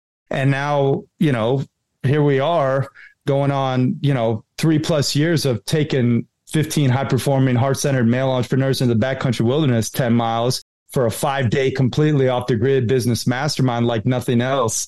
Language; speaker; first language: English; native; English